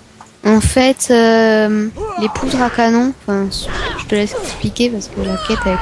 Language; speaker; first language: French; native; French